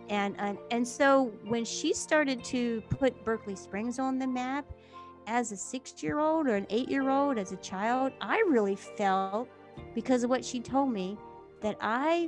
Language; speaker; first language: English; native; English